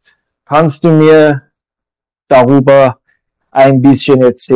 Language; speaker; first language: German; non-native, learner; Persian